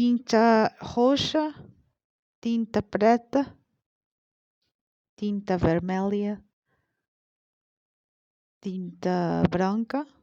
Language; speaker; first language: Portuguese; non-native, learner; Spanish